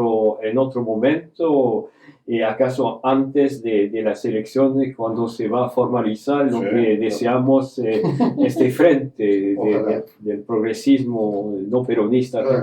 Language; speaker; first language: Spanish; non-native, fluent; French